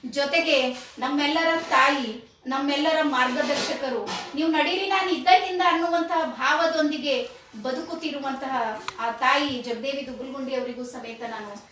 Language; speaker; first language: Kannada; native; Kannada